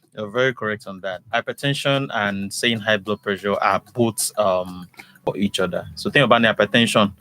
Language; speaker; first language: English; non-native, local second language; Yoruba